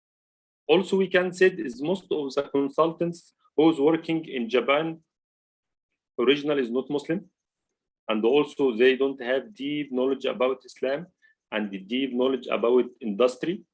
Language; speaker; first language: English; non-native, learner; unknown